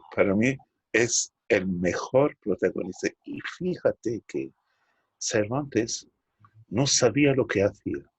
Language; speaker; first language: Spanish; non-native, fluent; Turkish